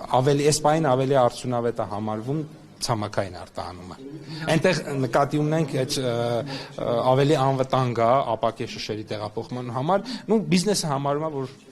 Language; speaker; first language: Armenian; native; Armenian